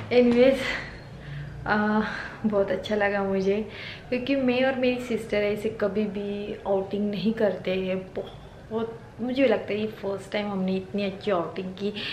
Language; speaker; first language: Hindi; non-native, local second language; Marathi